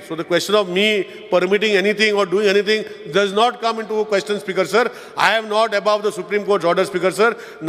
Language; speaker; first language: English; non-native, local second language; Konkani